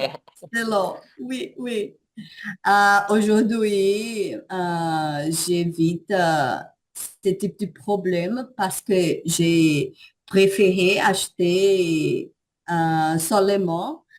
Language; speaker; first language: French; non-native, learner; Portuguese